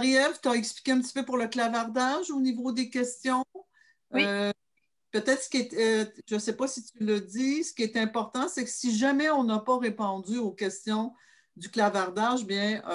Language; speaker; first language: French; native; French